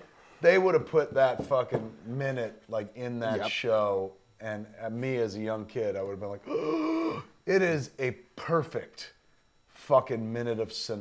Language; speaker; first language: English; native; English